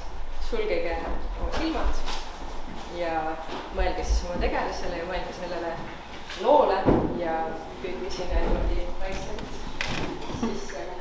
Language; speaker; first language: Estonian; native; Estonian